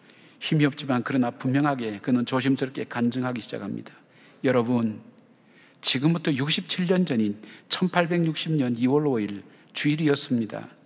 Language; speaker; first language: Korean; native; Korean